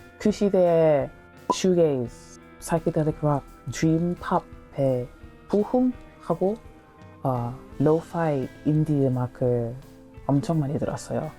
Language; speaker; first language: Korean; non-native, learner; English